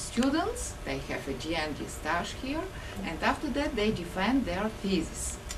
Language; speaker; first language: English; non-native, fluent; Bulgarian